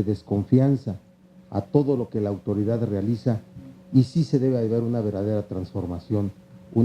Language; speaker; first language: Spanish; native; Spanish